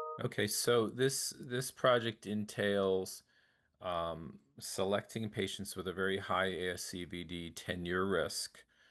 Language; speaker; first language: English; native; English